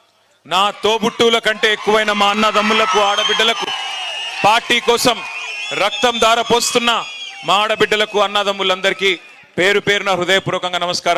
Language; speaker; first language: Telugu; native; Telugu